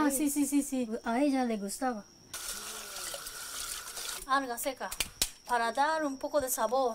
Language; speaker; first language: Spanish; non-native, learner; Japanese